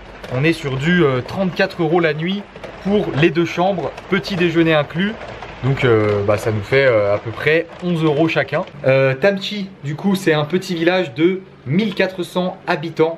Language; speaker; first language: French; native; French